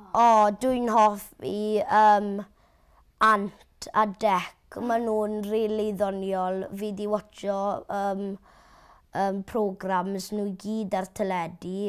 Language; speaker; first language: Welsh; native; Welsh